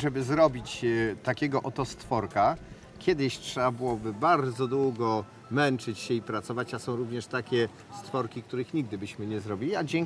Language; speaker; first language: Polish; native; Polish